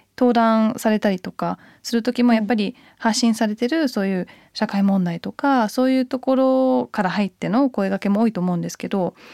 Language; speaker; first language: Japanese; early bilingual, heritage; Japanese